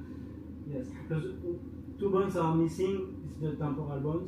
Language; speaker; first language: English; non-native, learner; French